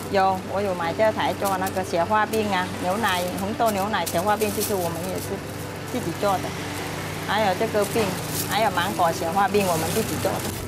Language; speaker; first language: Chinese; non-native, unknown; Vietnamese